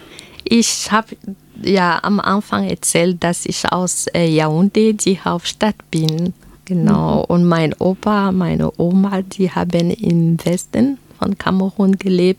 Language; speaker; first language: German; non-native, fluent; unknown